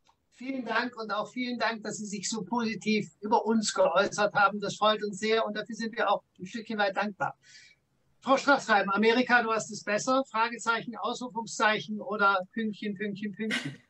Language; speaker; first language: German; native; German